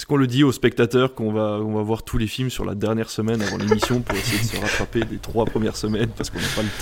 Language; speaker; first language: French; native; French